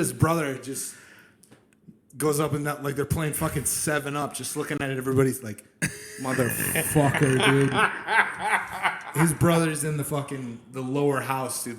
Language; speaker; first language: English; native; English